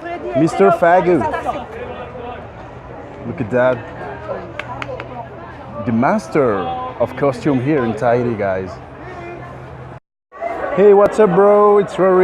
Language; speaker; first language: English; non-native, learner; French